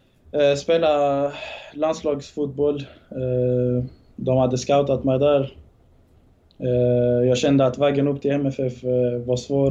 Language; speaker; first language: Swedish; early bilingual, other home language; Bosnian